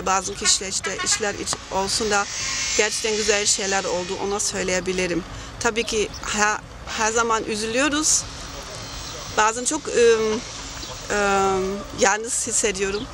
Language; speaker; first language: Turkish; non-native, fluent; German